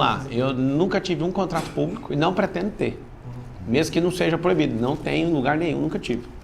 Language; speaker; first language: Portuguese; native; Portuguese